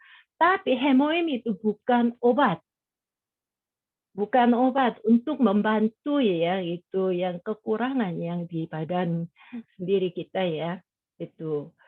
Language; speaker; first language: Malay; non-native, fluent; Korean